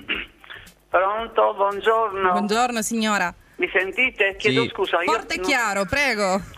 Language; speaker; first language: Italian; native; Italian